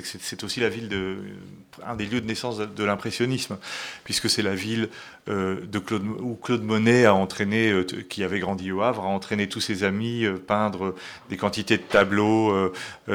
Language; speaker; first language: French; native; French